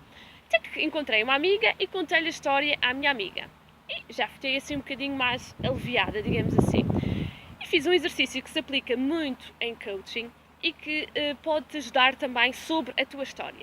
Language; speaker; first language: Portuguese; native; Portuguese